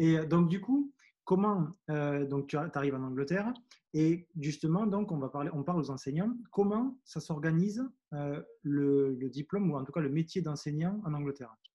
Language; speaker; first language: French; native; French